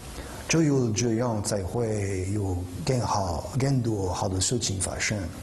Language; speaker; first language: Chinese; non-native, fluent; French